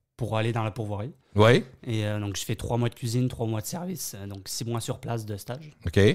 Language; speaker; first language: French; native; French